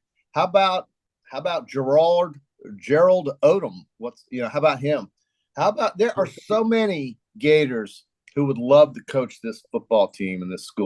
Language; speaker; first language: English; native; English